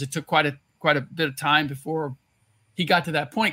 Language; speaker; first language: English; native; English